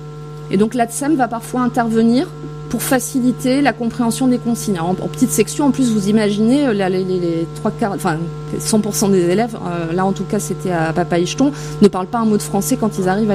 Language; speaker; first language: French; native; French